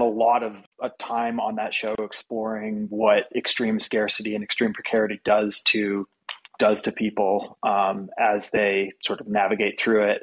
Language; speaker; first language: English; native; English